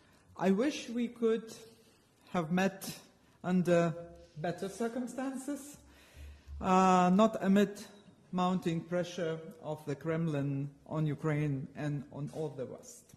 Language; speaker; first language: English; non-native, fluent; Lithuanian